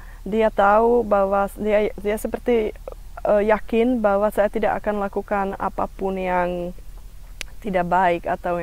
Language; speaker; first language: Indonesian; non-native, fluent; Czech